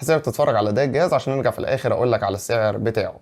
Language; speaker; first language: Arabic; native; Arabic